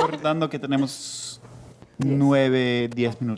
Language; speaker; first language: Spanish; non-native, fluent; English